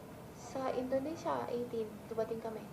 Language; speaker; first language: Filipino; non-native, learner; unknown